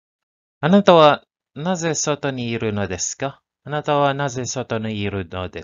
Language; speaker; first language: Japanese; non-native, learner; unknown